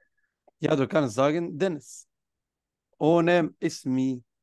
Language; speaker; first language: German; non-native, fluent; Arabic